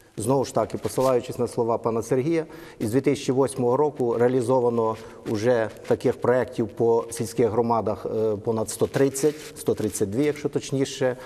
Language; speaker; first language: Ukrainian; native; Ukrainian